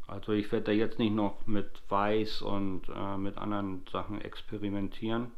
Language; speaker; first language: German; native; German